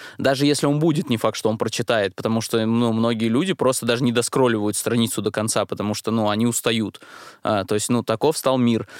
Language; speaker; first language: Russian; native; Russian